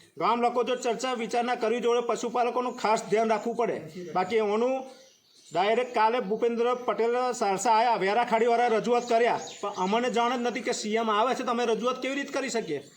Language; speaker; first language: Gujarati; native; Gujarati